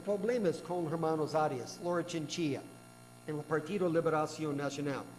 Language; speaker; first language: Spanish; non-native, learner; English